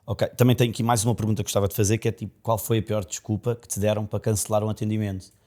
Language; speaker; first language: Portuguese; native; Portuguese